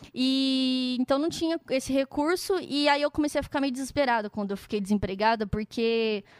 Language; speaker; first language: Portuguese; native; Portuguese